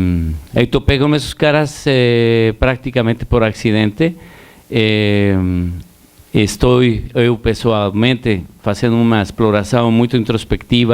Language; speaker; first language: Portuguese; non-native, learner; Spanish